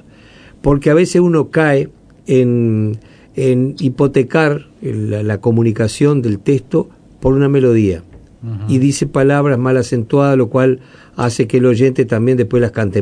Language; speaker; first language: Spanish; native; Spanish